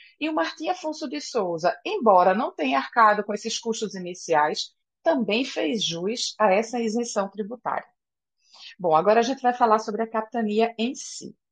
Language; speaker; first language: Portuguese; native; Portuguese